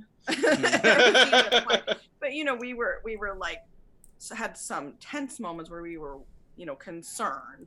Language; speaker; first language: English; native; English